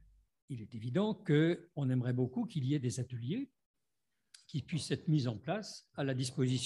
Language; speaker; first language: French; native; French